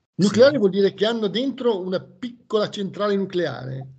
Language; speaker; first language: Italian; native; Italian